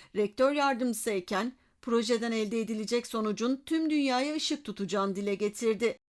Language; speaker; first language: Turkish; native; Turkish